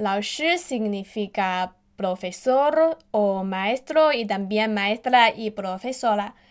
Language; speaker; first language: Spanish; non-native, fluent; Chinese